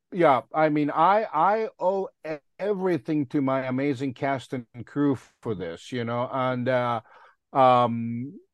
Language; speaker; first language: English; non-native, fluent; Japanese